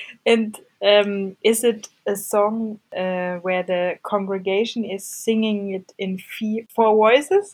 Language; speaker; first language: English; non-native, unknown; German